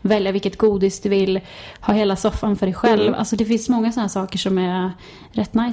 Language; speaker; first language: Swedish; native; Swedish